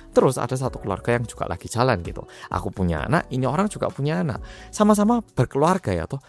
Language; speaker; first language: Indonesian; early bilingual, other home language; Korean